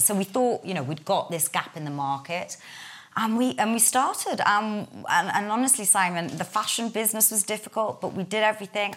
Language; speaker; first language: English; native; English